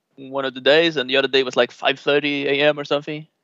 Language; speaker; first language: English; non-native, fluent; Portuguese